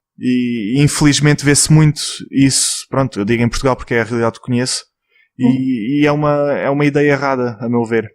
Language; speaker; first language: Portuguese; native; Portuguese